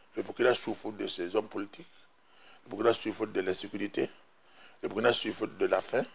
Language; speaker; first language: French; non-native, local second language; Mossi